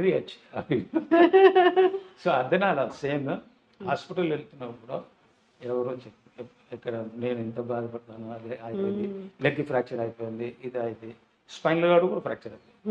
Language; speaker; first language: Telugu; non-native, learner; Tamil